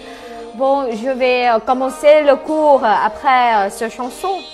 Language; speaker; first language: French; non-native, fluent; Thai